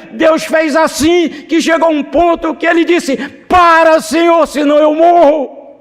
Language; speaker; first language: Portuguese; non-native, fluent; Spanish